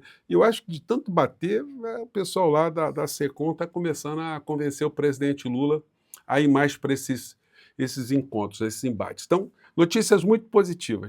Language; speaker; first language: Portuguese; native; Portuguese